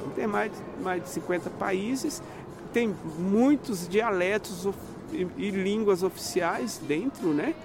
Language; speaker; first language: Portuguese; native; Portuguese